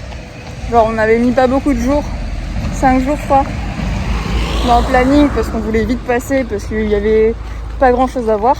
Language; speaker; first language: French; native; French